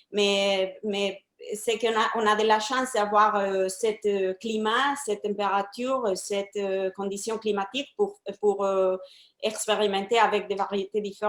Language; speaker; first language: French; non-native, fluent; Spanish